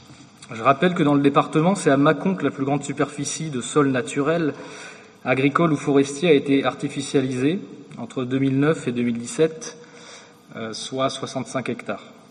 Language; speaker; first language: French; native; French